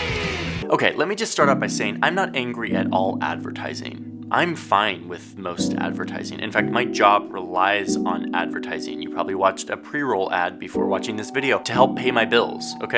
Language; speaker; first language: English; native; English